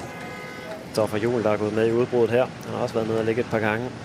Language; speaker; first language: Danish; native; Danish